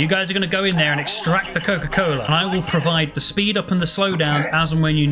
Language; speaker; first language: English; native; English